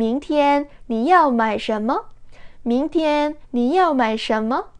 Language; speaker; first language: Chinese; non-native, fluent; Korean